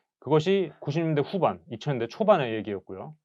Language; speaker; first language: Korean; native; Korean